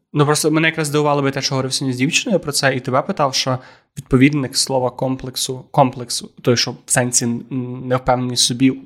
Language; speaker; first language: Ukrainian; native; Ukrainian